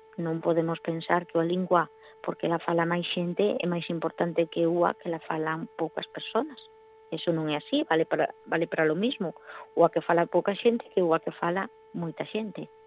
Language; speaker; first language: Galician; native; Galician